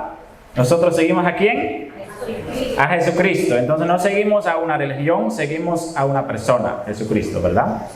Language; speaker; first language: Spanish; non-native, fluent; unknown